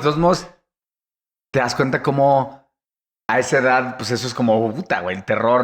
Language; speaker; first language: Spanish; native; Spanish